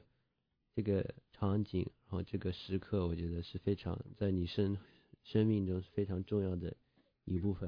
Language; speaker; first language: Chinese; early bilingual, heritage; Chinese